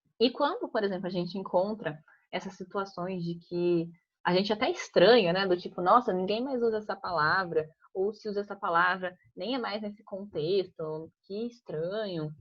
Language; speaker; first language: Portuguese; native; Portuguese